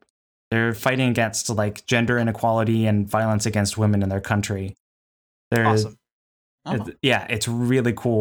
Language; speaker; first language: English; native; English